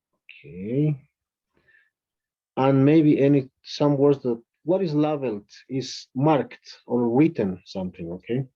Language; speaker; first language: English; non-native, fluent; Spanish